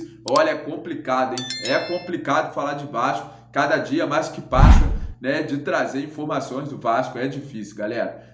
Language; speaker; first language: Portuguese; native; Portuguese